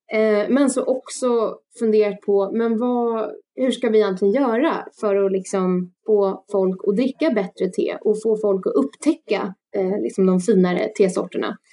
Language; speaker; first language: Swedish; early bilingual, other home language; Russian